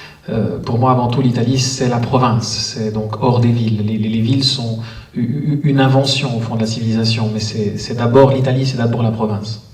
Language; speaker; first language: French; native; French